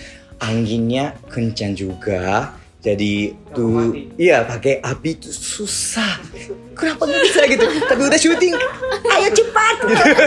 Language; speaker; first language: Indonesian; non-native, learner; Japanese